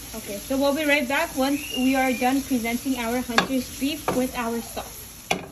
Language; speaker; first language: English; early bilingual, other home language; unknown